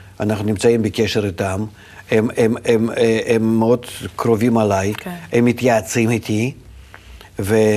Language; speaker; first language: Hebrew; non-native, fluent; Russian